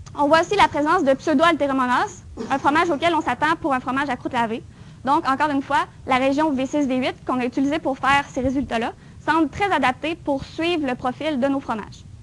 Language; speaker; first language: French; native; French